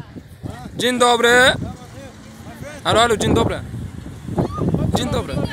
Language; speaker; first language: Polish; non-native, learner; Arabic